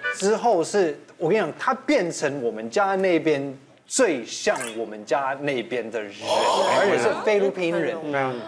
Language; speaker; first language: Chinese; non-native, fluent; English